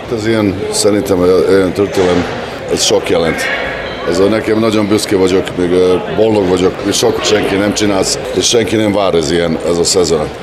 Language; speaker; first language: Hungarian; non-native, local second language; Serbian